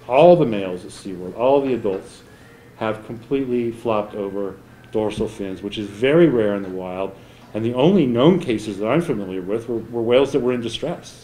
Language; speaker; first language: English; native; English